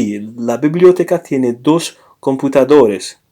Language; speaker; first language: Spanish; non-native, learner; English